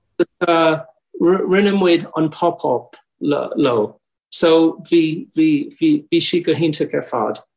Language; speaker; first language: Irish; non-native, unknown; English